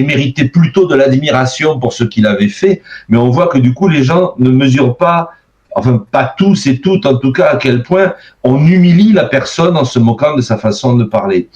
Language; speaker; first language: French; native; French